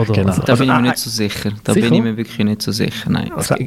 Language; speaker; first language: German; native; German